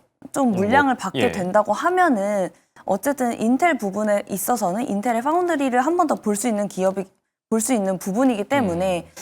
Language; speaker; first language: Korean; native; Korean